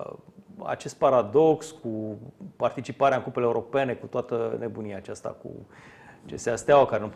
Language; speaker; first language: Romanian; native; Romanian